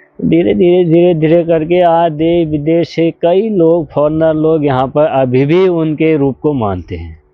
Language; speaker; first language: Hindi; native; Hindi